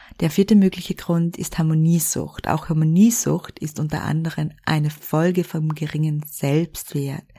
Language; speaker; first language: German; native; German